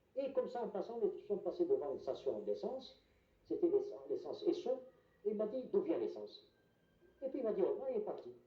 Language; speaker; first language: French; non-native, local second language; Arabic